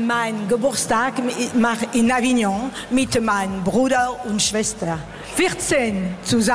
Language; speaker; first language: German; non-native, learner; French